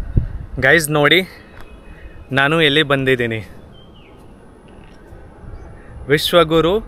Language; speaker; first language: Kannada; non-native, learner; Hindi